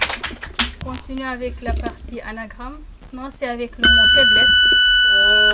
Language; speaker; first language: French; non-native, local second language; Comorian